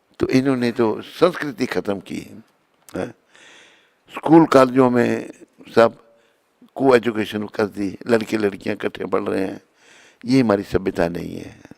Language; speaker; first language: Hindi; non-native, local second language; Punjabi